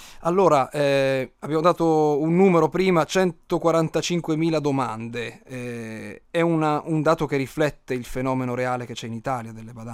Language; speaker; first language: Italian; native; Italian